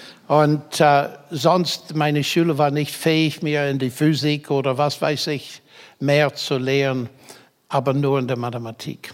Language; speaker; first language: German; non-native, fluent; English